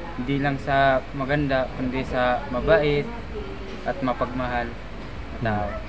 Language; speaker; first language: Filipino; non-native, local second language; Waray